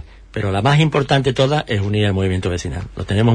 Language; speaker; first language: Spanish; native; Spanish